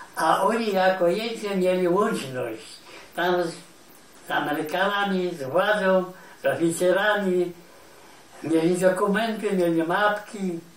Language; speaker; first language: Polish; native; Polish